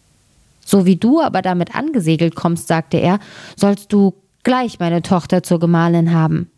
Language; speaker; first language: German; native; German